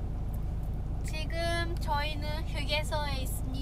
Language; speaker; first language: Korean; non-native, fluent; Vietnamese